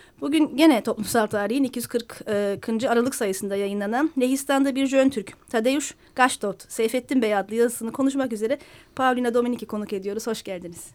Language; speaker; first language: Turkish; native; Turkish